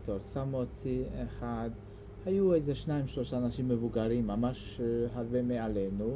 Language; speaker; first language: Hebrew; non-native, fluent; Hungarian